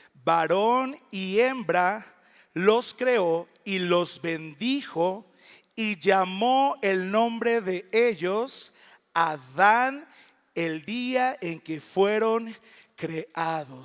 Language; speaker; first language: Spanish; native; Spanish